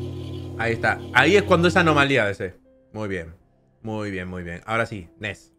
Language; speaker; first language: Spanish; native; Spanish